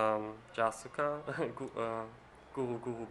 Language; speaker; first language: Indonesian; non-native, learner; German